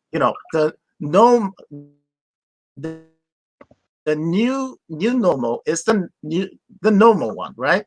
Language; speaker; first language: English; non-native, fluent; Japanese